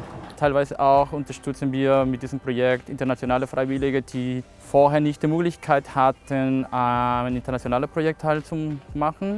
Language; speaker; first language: German; non-native, fluent; Spanish